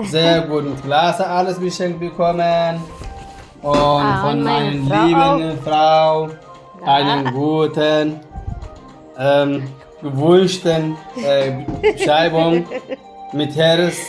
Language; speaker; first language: German; non-native, learner; Amharic